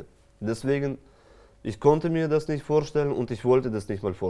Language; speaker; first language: German; non-native, fluent; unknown